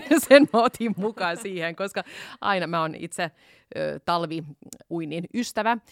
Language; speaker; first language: Finnish; non-native, local second language; Swedish